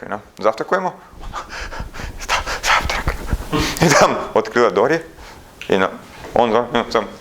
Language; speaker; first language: Russian; non-native, learner; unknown